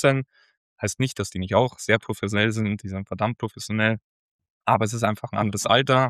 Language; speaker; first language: German; native; German